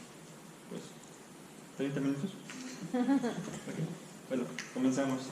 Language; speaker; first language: Spanish; native; Spanish